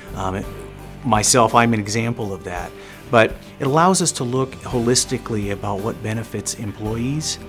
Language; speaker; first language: English; native; English